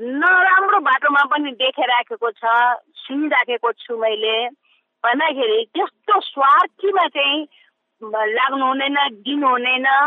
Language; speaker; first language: Nepali; non-native, local second language; Newari